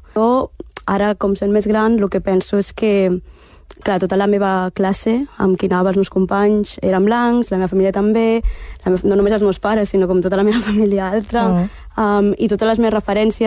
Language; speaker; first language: Catalan; early bilingual, heritage; Catalan